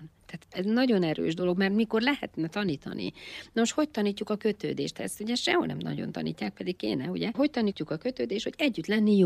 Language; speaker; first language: Hungarian; native; Hungarian